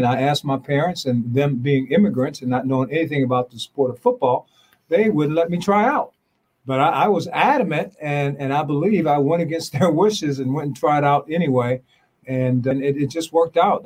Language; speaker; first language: English; early bilingual, other home language; Spanish